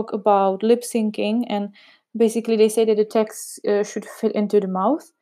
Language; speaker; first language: English; non-native, fluent; Czech